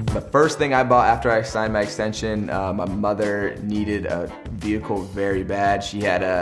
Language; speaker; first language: English; native; English